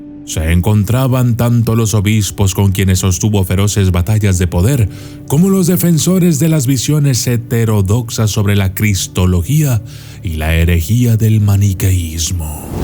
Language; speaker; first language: Spanish; native; Spanish